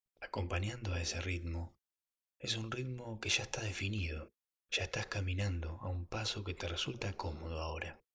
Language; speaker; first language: Spanish; native; Spanish